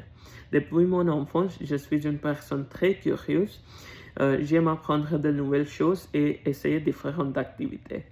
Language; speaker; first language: French; non-native, learner; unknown